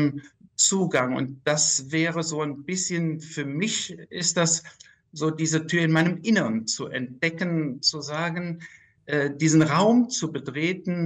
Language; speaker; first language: German; native; German